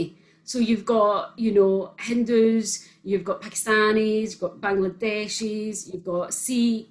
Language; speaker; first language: English; native; English